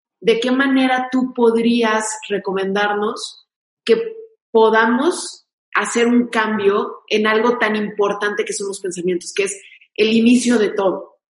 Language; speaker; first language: Spanish; native; Spanish